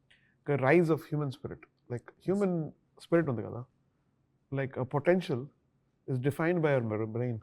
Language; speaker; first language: Telugu; non-native, learner; Tamil